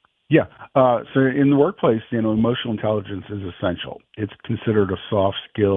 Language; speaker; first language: English; native; English